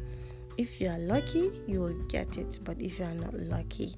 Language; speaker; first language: English; non-native, local second language; Hausa